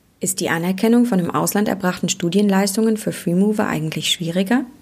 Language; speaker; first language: German; native; German